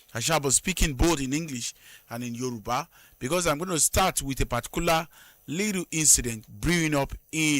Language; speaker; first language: English; non-native, local second language; Yoruba